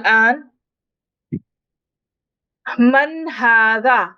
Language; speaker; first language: Arabic; non-native, fluent; Urdu